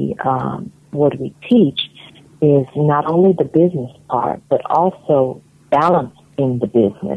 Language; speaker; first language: English; native; English